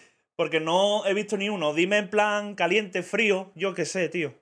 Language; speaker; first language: Spanish; native; Spanish